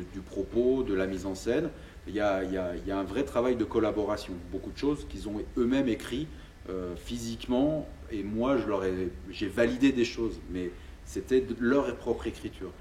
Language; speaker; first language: French; native; French